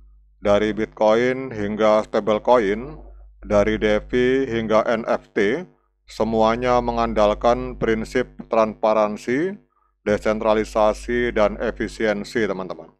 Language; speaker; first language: Indonesian; native; Indonesian